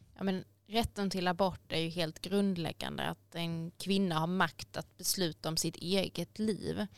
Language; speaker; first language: Swedish; native; Swedish